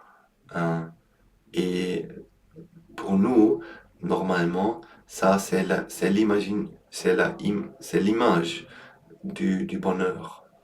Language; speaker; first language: French; non-native, learner; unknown